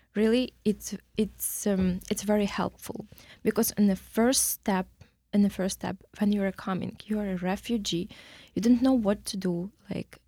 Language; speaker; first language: English; non-native, learner; Ukrainian